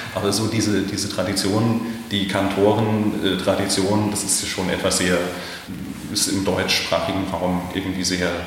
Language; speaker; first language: German; native; German